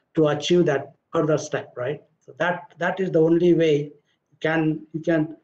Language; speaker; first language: English; non-native, local second language; Marathi